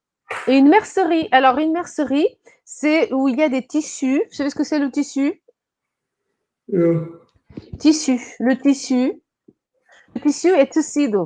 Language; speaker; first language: French; non-native, fluent; Portuguese